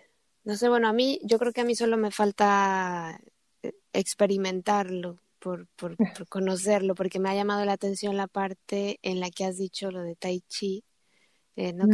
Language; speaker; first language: Spanish; native; Spanish